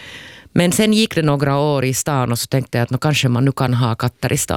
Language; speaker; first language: Swedish; native; Swedish